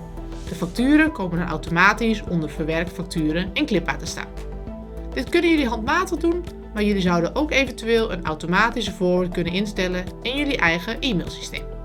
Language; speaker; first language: Dutch; native; Dutch